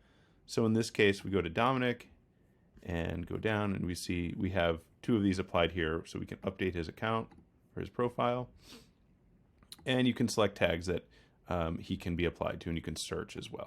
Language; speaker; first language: English; native; English